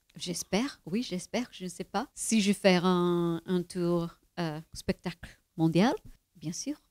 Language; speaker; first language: English; native; English